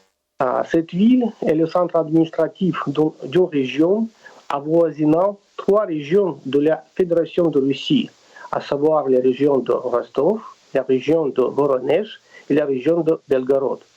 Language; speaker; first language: French; non-native, fluent; Russian